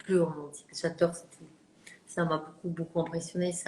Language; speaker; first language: French; non-native, fluent; Russian